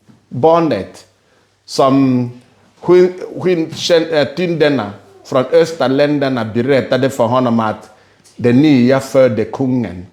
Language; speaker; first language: Swedish; non-native, fluent; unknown